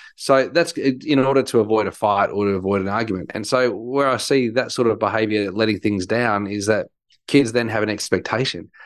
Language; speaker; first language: English; native; English